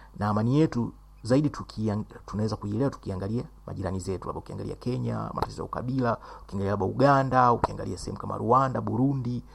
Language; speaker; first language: Swahili; native; Swahili